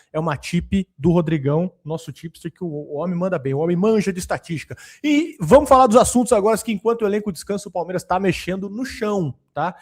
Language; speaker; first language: Portuguese; native; Portuguese